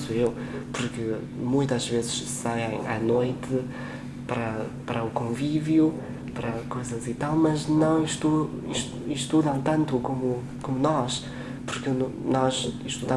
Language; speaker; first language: Portuguese; non-native, fluent; Chinese